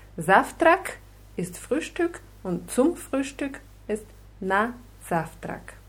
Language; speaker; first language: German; non-native, fluent; Russian